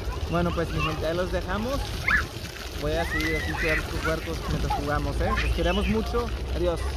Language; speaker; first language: Spanish; early bilingual, heritage; Spanish